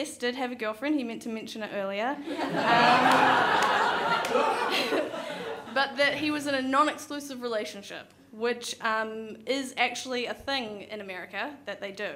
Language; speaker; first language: English; native; English